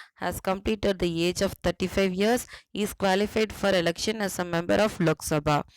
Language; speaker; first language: English; non-native, local second language; Tamil